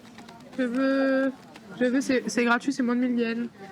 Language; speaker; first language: French; native; French